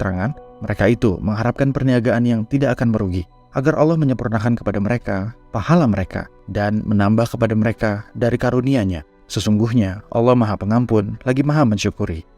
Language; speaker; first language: Indonesian; native; Indonesian